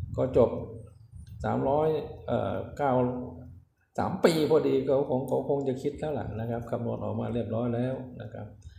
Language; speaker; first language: Thai; non-native, local second language; Northeastern Thai